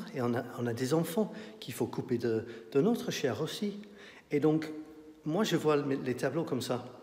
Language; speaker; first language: French; non-native, fluent; English